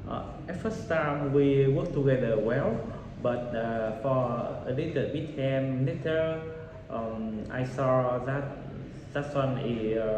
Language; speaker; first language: English; non-native, learner; Vietnamese